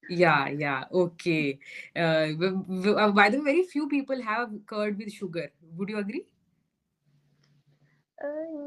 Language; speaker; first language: English; non-native, local second language; Hindi